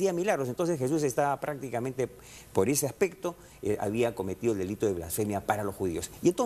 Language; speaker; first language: Spanish; native; Spanish